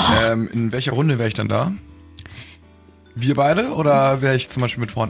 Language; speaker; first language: German; native; German